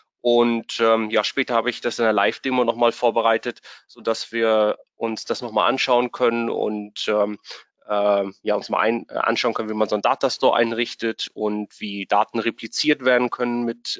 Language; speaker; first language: German; native; German